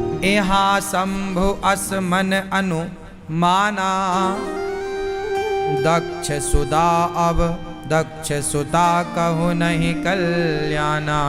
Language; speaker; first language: Hindi; native; Hindi